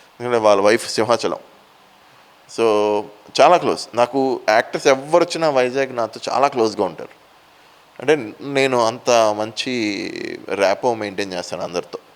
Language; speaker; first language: Telugu; native; Telugu